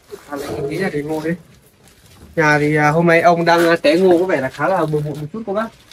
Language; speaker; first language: Vietnamese; native; Vietnamese